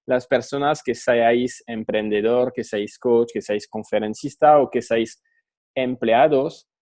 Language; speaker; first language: Spanish; non-native, fluent; French